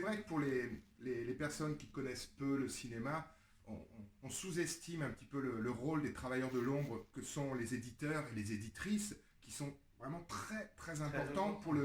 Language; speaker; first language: French; native; French